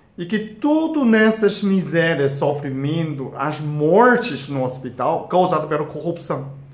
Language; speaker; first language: Portuguese; non-native, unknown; Chinese